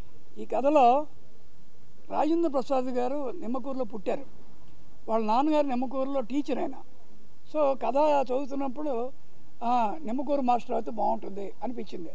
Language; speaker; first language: Telugu; native; Telugu